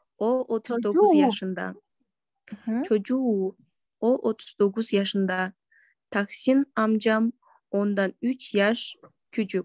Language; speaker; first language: Turkish; non-native, learner; Kyrgyz